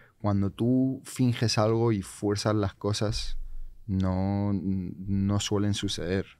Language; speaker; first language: Spanish; non-native, fluent; Georgian